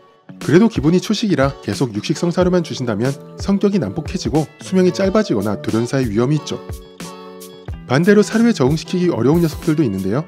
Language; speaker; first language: Korean; native; Korean